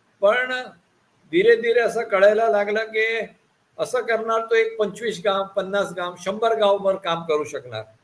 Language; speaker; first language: Marathi; non-native, local second language; Gujarati